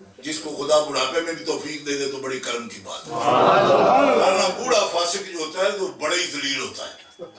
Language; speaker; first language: Urdu; non-native, local second language; Punjabi